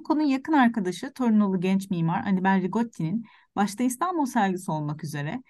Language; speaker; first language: Turkish; native; Turkish